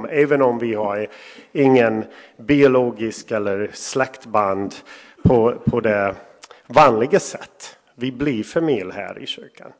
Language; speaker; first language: Swedish; non-native, fluent; English